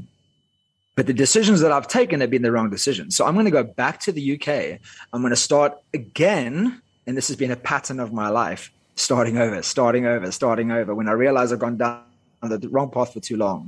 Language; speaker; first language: English; non-native, local second language; Afrikaans